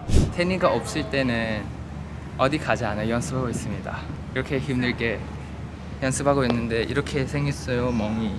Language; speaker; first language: Korean; non-native, fluent; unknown